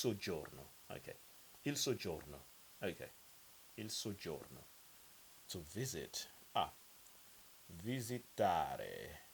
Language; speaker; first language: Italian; non-native, learner; English